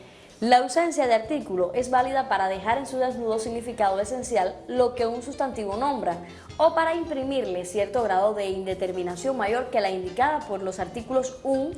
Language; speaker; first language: Spanish; native; Spanish